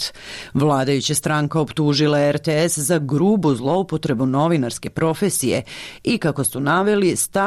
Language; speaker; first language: Serbian; native; Serbian